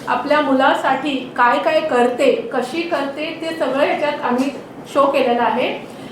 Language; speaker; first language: Marathi; non-native, fluent; Punjabi